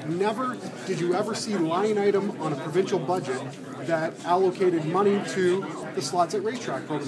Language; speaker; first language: English; native; English